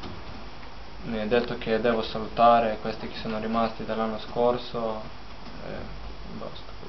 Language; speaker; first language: Italian; non-native, fluent; Slovenian